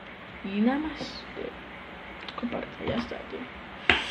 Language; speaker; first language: Spanish; native; Spanish